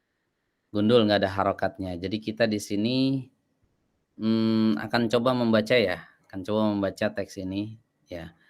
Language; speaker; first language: Indonesian; native; Indonesian